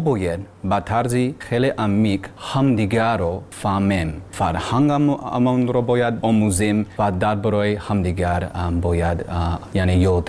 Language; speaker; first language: Persian; non-native, learner; English